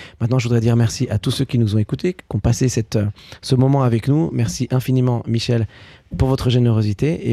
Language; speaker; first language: French; early bilingual, other home language; Arabic